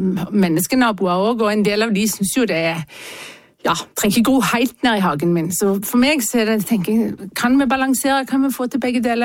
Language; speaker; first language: Norwegian; native; Norwegian